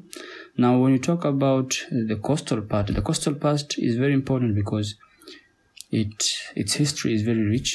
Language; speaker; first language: English; non-native, local second language; Somali